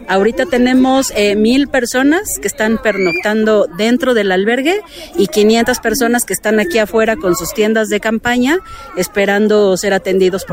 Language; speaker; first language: Spanish; native; Spanish